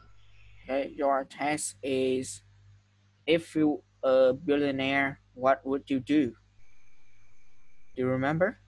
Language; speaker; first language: English; non-native, fluent; Vietnamese